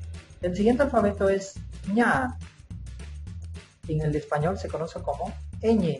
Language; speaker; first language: Spanish; non-native, local second language; Quechua